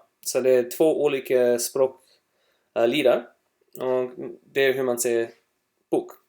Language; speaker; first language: Swedish; non-native, learner; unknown